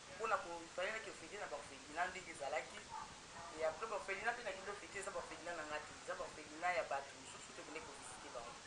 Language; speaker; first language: Lingala; native; Lingala